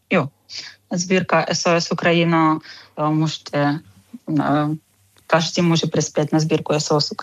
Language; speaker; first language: Czech; non-native, fluent; Ukrainian